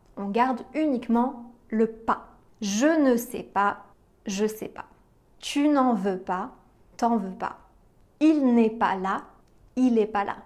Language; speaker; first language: French; native; French